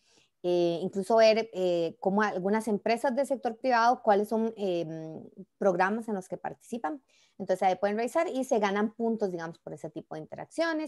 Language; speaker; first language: Spanish; native; Spanish